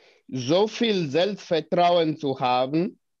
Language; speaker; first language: German; non-native, fluent; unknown